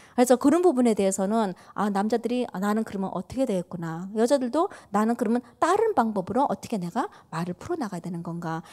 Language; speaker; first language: Korean; early bilingual, heritage; Korean